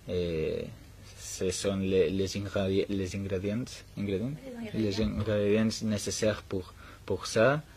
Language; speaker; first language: French; non-native, learner; Spanish